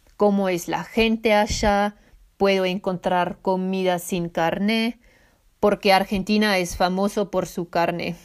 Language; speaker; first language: Spanish; non-native, fluent; Swiss German